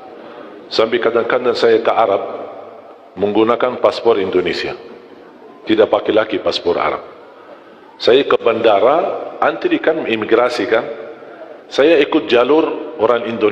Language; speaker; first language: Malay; non-native, fluent; Arabic